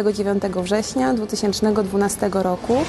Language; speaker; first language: Polish; native; Polish